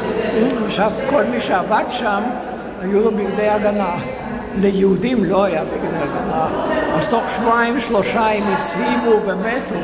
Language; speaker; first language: Hebrew; non-native, fluent; Yiddish